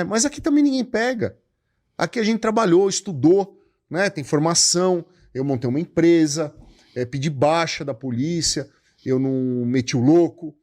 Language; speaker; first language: Portuguese; native; Portuguese